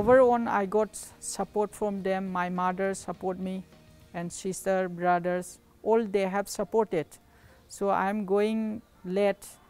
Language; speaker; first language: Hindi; non-native, local second language; Manipuri